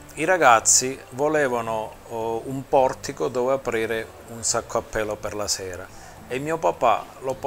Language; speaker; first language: Italian; native; Italian